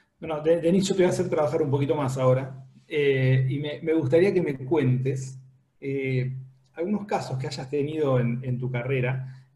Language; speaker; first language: Spanish; native; Spanish